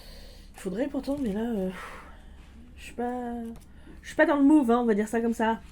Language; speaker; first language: French; native; French